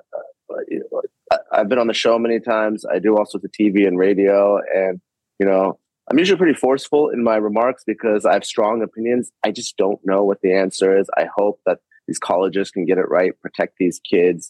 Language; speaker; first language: English; native; English